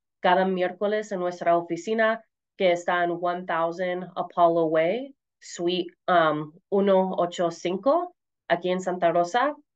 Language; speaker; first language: Spanish; early bilingual, heritage; Spanish